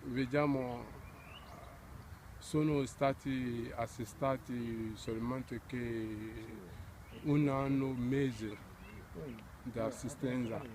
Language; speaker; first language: Italian; non-native, learner; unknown